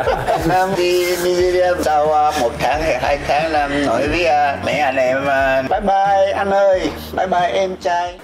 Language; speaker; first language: Vietnamese; non-native, learner; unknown